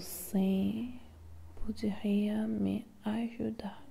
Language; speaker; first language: Portuguese; non-native, learner; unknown